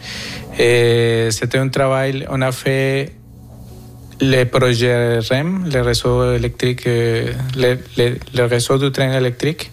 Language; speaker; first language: French; non-native, fluent; Spanish